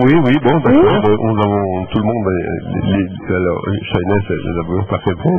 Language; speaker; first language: French; native; French